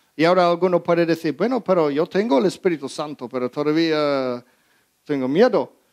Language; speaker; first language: Spanish; early bilingual, heritage; Spanish